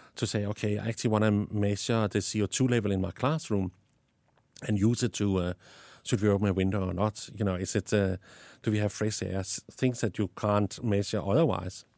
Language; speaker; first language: English; non-native, fluent; Danish